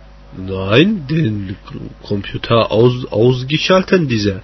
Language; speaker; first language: German; non-native, learner; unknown